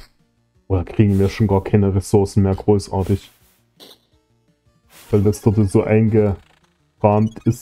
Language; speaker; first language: German; native; German